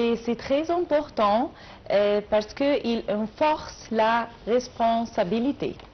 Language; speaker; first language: French; non-native, learner; Arabic